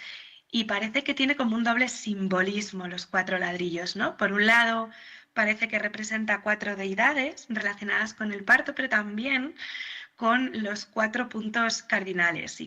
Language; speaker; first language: Spanish; native; Spanish